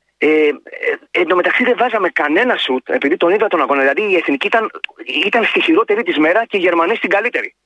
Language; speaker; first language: Greek; native; Greek